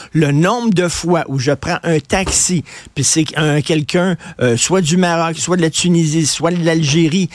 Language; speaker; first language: French; native; French